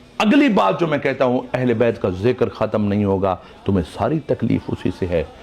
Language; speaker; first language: Urdu; non-native, local second language; Saraiki